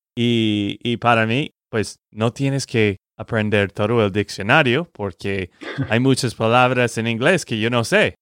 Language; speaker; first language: Spanish; non-native, fluent; English